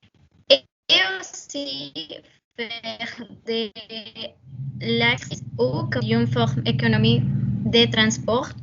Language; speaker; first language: French; non-native, learner; Spanish